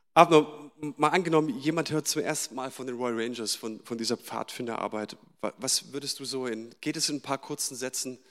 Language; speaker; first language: German; native; German